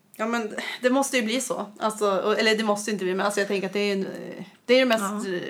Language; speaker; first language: Swedish; native; Swedish